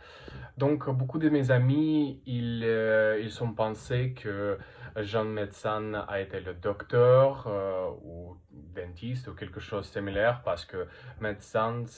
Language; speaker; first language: French; non-native, learner; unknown